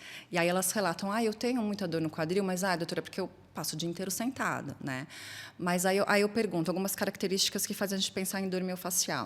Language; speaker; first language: Portuguese; native; Portuguese